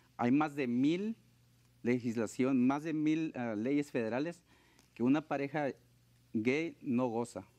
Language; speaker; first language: Spanish; native; Spanish